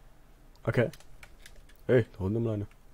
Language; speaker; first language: German; native; German